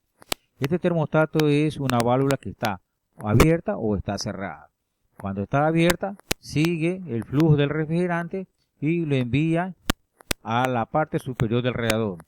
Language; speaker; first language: Spanish; native; Spanish